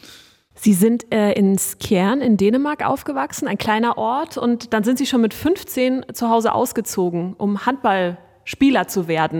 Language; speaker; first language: German; native; German